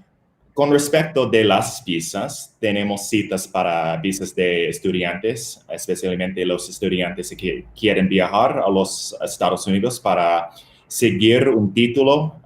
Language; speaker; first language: Spanish; non-native, fluent; English